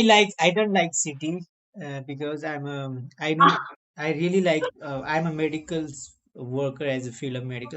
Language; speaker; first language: English; non-native, learner; Nepali